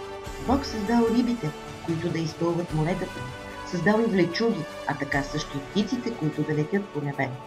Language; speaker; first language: Bulgarian; native; Bulgarian